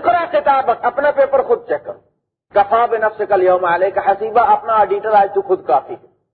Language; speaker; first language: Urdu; non-native, local second language; Punjabi